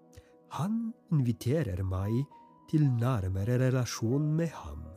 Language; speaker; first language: Norwegian; non-native, fluent; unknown